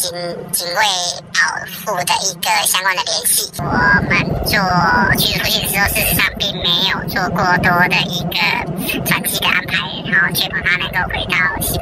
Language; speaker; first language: Chinese; native; Chinese